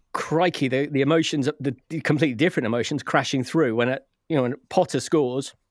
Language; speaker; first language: English; native; English